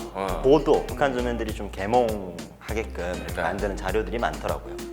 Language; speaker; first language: Korean; native; Korean